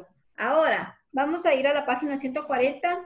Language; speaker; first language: Spanish; native; Spanish